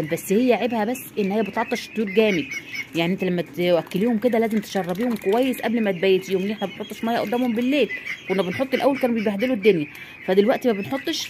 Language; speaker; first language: Arabic; native; Arabic